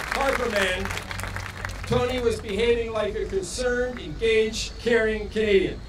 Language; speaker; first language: English; native; English